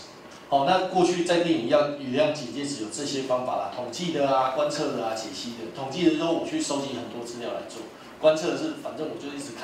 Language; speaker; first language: Chinese; native; Chinese